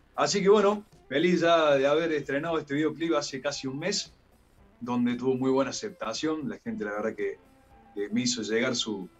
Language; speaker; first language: Spanish; native; Spanish